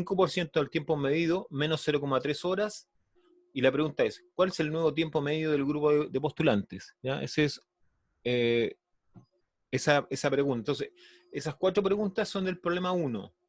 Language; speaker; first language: Spanish; native; Spanish